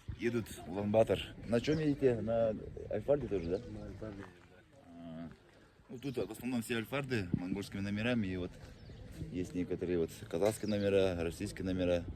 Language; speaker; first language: Russian; non-native, local second language; Yakut